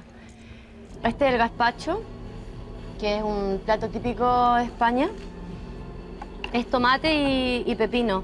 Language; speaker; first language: Spanish; native; Spanish